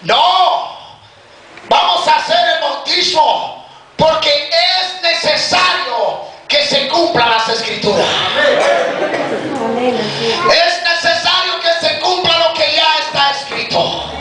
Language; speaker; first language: Spanish; native; Spanish